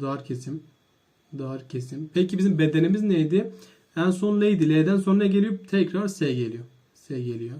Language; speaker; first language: Turkish; native; Turkish